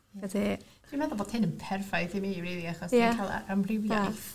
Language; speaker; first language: Welsh; non-native, local second language; English